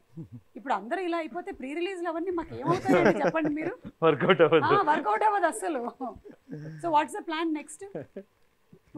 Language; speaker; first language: Telugu; native; Telugu